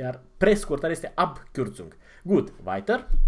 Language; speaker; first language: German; non-native, fluent; Romanian